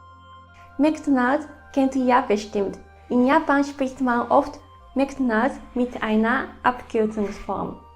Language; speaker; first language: German; non-native, fluent; Japanese